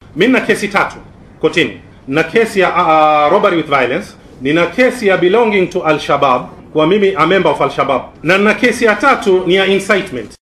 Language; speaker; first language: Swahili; native; Swahili